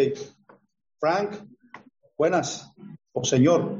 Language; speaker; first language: Spanish; native; Spanish